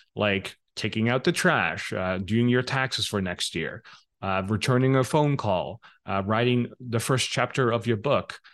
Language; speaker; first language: English; non-native, fluent; Dutch